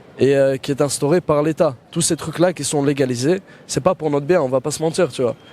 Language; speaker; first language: French; early bilingual, other home language; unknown